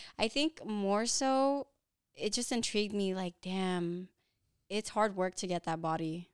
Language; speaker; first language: English; early bilingual, other home language; Filipino